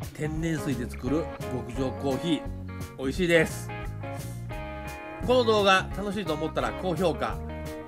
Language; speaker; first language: Japanese; native; Japanese